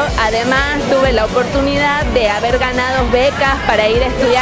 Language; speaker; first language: Spanish; native; Spanish